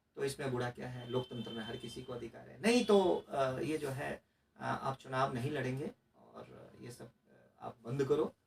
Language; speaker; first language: Hindi; non-native, local second language; Maithili